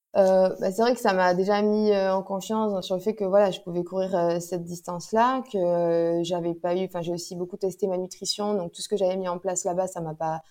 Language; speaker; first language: French; native; French